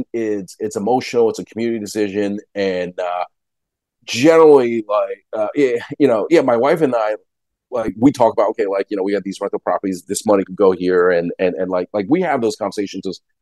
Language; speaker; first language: English; native; English